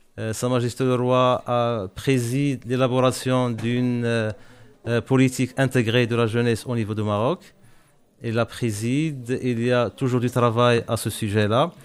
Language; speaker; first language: French; non-native, local second language; Arabic